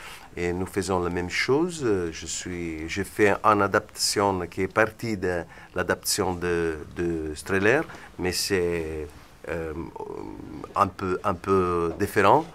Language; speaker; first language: French; non-native, fluent; Italian